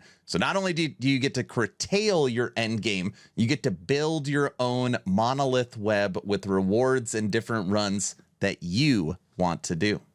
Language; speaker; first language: English; native; English